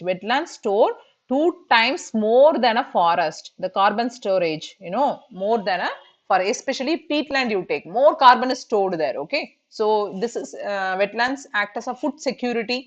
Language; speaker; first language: English; non-native, local second language; Tamil